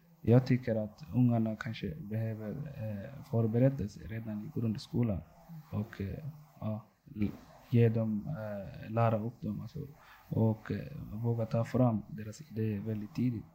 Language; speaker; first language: Swedish; non-native, local second language; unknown